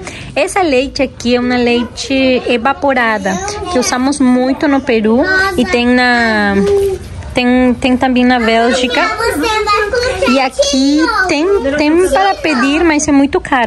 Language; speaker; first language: Portuguese; non-native, fluent; Spanish